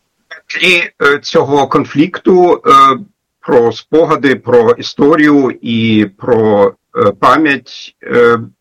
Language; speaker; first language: Ukrainian; non-native, fluent; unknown